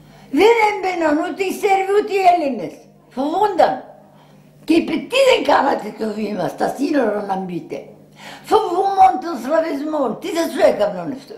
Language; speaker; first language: Greek; early bilingual, heritage; Greek